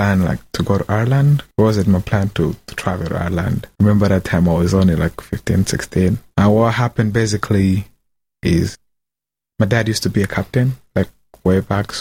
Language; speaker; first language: English; non-native, local second language; Kinyarwanda